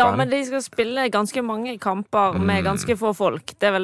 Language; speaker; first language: Norwegian; native; Norwegian